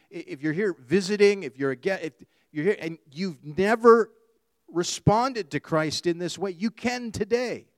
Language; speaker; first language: English; native; English